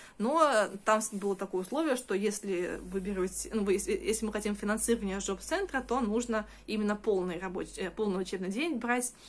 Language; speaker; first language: Russian; early bilingual, heritage; Russian